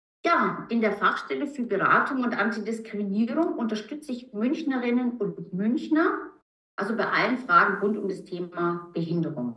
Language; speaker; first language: German; native; German